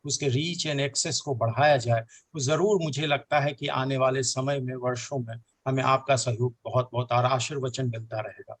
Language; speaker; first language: Hindi; native; Hindi